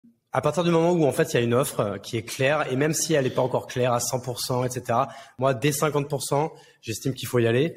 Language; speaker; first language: French; native; French